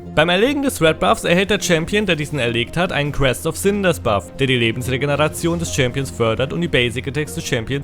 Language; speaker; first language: German; native; German